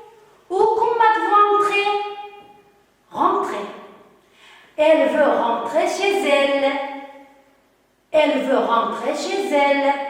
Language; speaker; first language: French; non-native, fluent; Uzbek